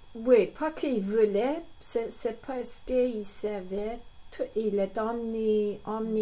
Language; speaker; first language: French; non-native, learner; English